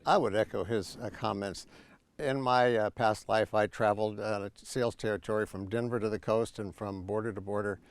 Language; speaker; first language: English; native; English